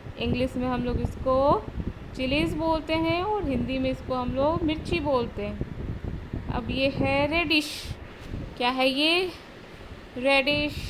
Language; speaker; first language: Hindi; native; Hindi